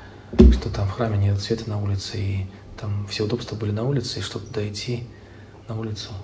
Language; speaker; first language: Russian; native; Russian